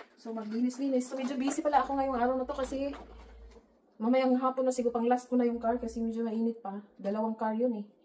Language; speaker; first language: Filipino; native; Filipino